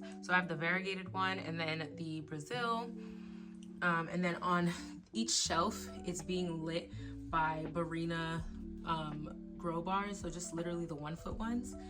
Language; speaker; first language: English; native; English